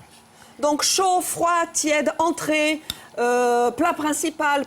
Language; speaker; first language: French; native; French